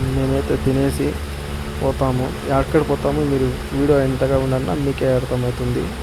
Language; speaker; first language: Telugu; non-native, local second language; Urdu